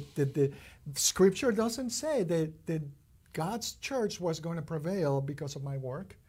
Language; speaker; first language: English; non-native, fluent; Spanish